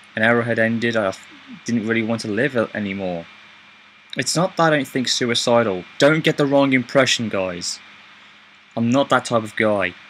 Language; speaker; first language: English; native; English